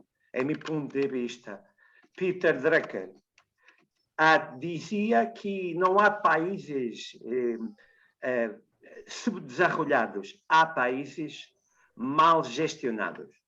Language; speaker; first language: Spanish; non-native, learner; Portuguese